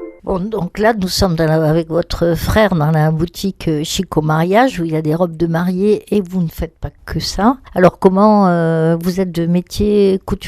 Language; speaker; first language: French; native; French